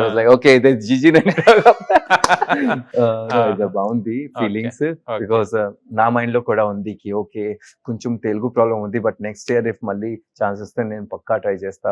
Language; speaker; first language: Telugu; non-native, learner; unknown